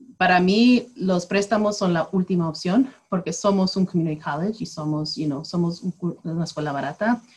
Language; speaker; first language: Spanish; early bilingual, heritage; Spanish